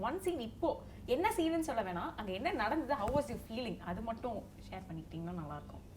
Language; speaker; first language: Tamil; native; Tamil